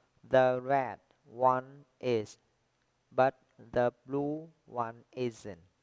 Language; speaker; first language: English; non-native, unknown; Vietnamese